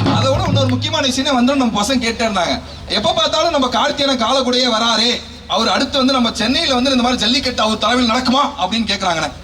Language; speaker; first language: Tamil; native; Tamil